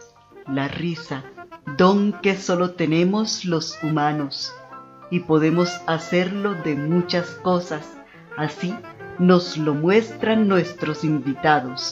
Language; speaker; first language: Spanish; native; Spanish